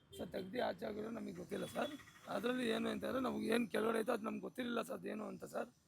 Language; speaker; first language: Kannada; non-native, local second language; Lambadi